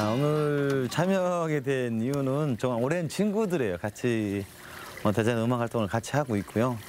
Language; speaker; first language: Korean; native; Korean